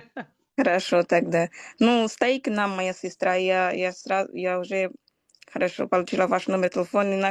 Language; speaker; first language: Russian; non-native, learner; Portuguese